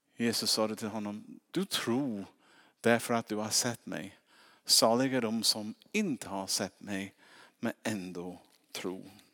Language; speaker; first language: Swedish; non-native, fluent; English